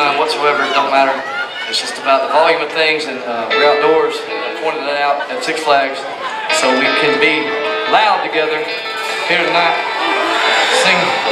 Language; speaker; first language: English; native; English